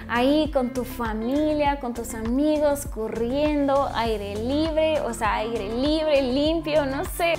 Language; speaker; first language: Spanish; non-native, fluent; Russian